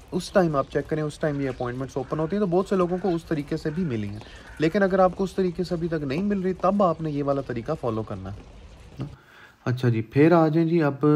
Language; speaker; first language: Urdu; native; Urdu